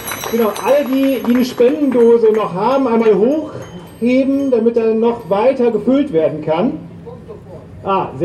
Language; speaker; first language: German; native; German